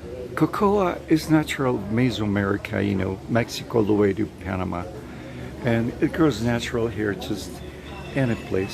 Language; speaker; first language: English; non-native, fluent; Spanish